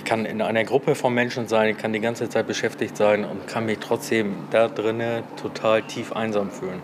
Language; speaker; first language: German; native; German